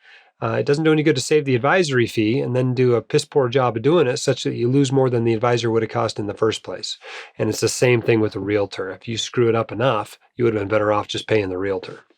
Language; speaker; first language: English; native; English